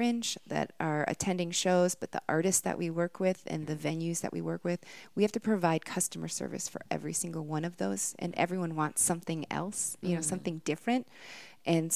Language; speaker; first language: English; native; English